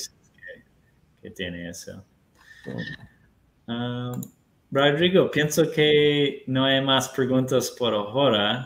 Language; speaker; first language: Spanish; non-native, fluent; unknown